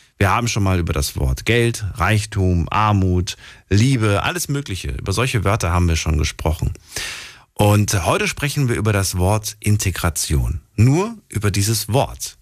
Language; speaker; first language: German; native; German